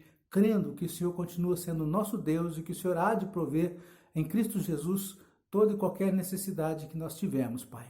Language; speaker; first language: Portuguese; native; Portuguese